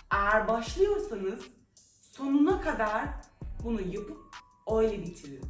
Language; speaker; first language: Turkish; non-native, fluent; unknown